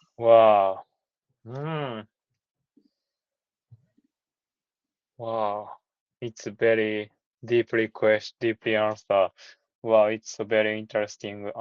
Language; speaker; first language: English; non-native, learner; Japanese